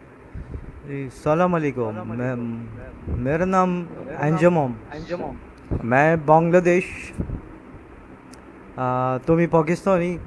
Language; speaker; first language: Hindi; non-native, fluent; Bangla